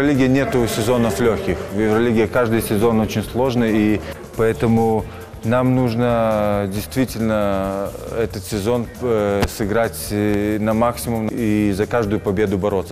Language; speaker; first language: Russian; non-native, fluent; Lithuanian